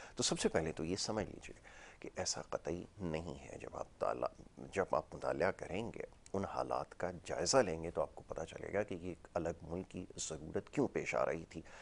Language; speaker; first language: Urdu; native; Urdu